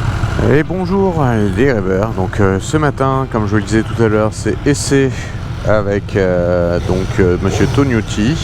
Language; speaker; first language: French; native; French